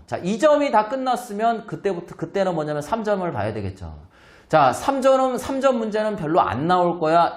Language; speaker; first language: Korean; native; Korean